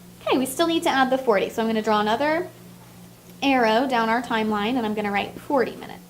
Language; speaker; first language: English; native; English